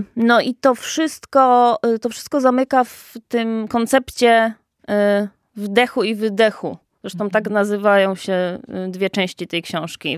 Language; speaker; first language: Polish; native; Polish